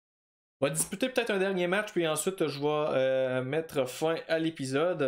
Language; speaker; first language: French; native; French